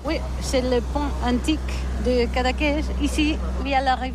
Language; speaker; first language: French; non-native, learner; Catalan